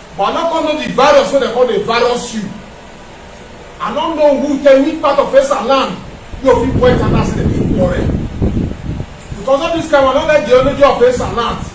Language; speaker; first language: Nigerian Pidgin; non-native, local second language; Esan